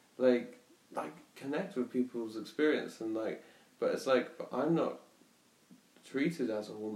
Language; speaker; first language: English; native; English